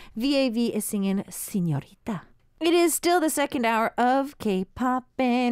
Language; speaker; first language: English; early bilingual, other home language; Korean